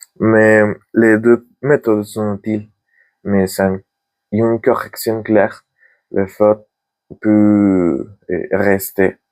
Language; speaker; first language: French; non-native, learner; Spanish